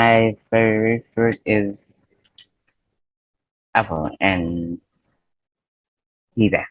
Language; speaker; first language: English; non-native, learner; Vietnamese